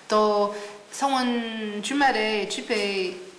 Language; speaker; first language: Korean; non-native, learner; English